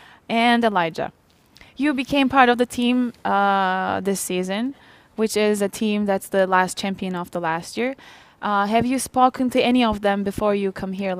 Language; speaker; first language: English; non-native, fluent; Turkish